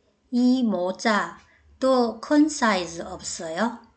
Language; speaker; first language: Korean; non-native, fluent; Chinese